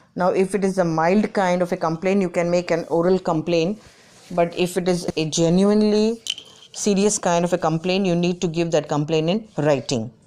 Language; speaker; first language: English; non-native, local second language; Gujarati